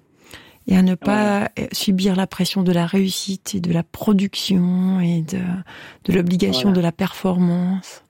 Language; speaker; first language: French; native; French